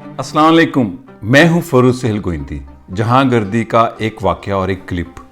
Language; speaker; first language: Hindi; non-native, local second language; Punjabi